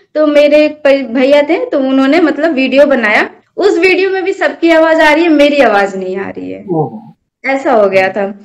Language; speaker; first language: Hindi; native; Hindi